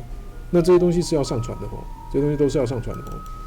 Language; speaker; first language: Chinese; native; Chinese